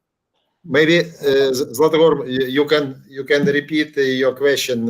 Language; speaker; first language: English; non-native, learner; Ukrainian